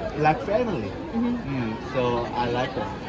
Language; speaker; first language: English; non-native, learner; Korean